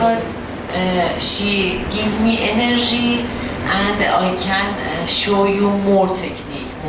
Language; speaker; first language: English; non-native, learner; Persian